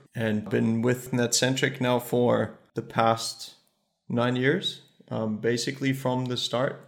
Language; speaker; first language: English; early bilingual, other home language; German